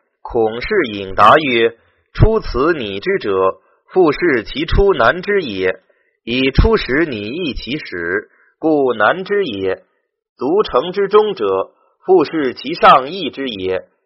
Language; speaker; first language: Chinese; native; Chinese